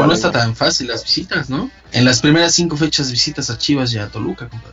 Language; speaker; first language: Spanish; native; Spanish